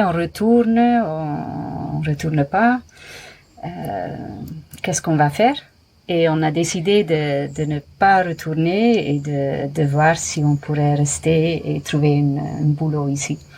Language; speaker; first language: French; non-native, fluent; Dutch